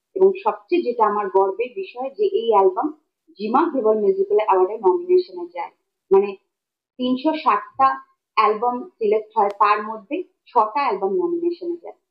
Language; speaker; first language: Bangla; native; Bangla